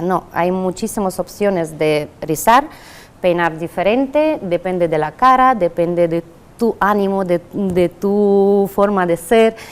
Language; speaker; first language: Spanish; non-native, fluent; Russian